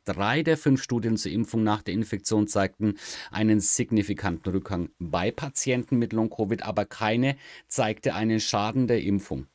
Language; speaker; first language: German; native; German